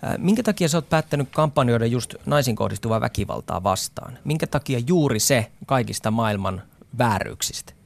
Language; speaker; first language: Finnish; native; Finnish